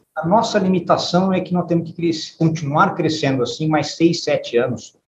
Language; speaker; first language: Portuguese; native; Portuguese